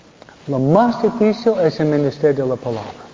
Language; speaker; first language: Spanish; non-native, fluent; English